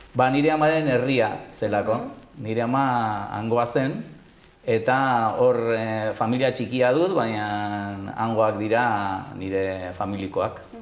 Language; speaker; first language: Basque; non-native, local second language; Spanish